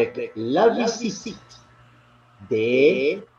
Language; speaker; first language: French; non-native, learner; Spanish